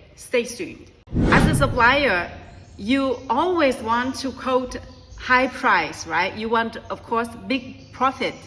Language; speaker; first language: English; non-native, fluent; Vietnamese